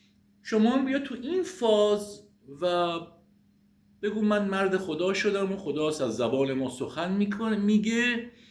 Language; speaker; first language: Persian; native; Persian